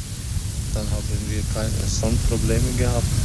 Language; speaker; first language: German; non-native, learner; Albanian